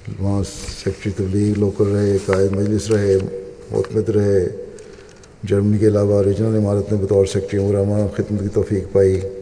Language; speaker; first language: Urdu; native; Urdu